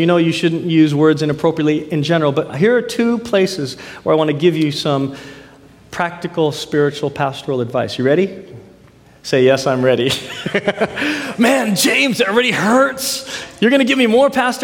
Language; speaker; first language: English; native; English